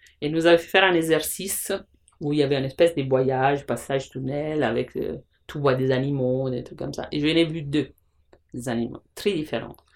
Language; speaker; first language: French; non-native, fluent; Italian